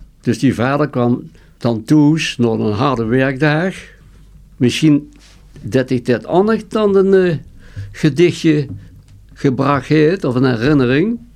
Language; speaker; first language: Dutch; native; Dutch